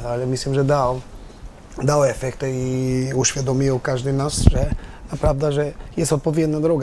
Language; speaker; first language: Polish; non-native, learner; Albanian